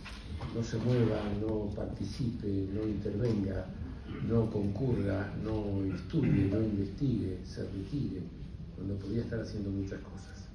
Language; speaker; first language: Spanish; native; Spanish